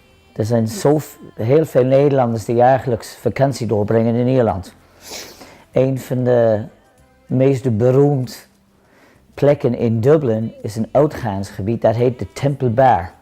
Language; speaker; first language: Dutch; non-native, fluent; English